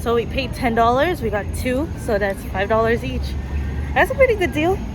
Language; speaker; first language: English; non-native, local second language; Filipino